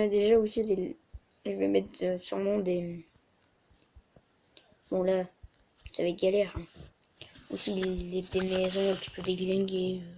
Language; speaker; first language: French; native; French